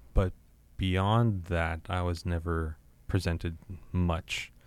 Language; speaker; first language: English; native; English